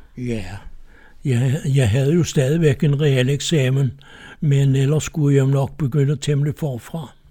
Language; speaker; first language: Danish; native; Danish